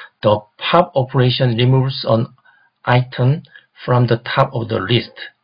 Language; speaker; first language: English; non-native, fluent; Korean